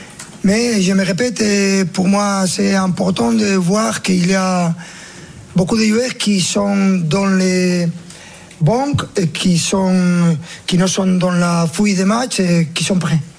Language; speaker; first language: French; non-native, fluent; Spanish